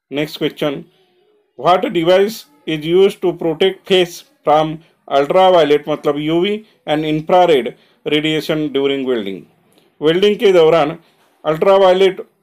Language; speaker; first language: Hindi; non-native, local second language; Marathi